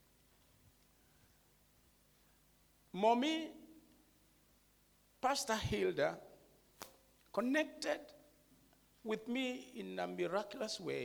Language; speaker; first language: English; non-native, local second language; Kikuyu